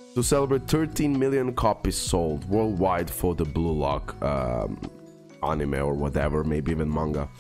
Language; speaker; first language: English; non-native, fluent; Croatian